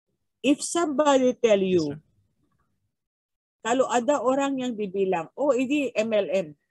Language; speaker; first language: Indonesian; non-native, learner; Filipino